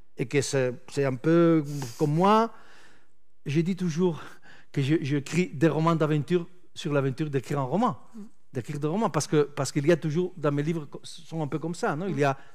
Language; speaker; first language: French; non-native, fluent; Spanish